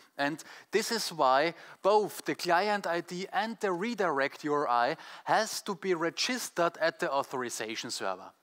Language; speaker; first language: English; non-native, fluent; German